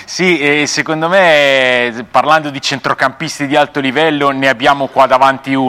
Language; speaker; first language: Italian; native; Italian